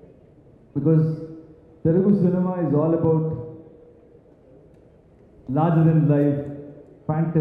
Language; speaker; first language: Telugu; non-native, learner; Kannada